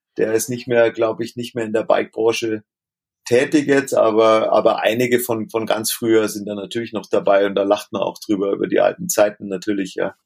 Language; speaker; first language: German; native; German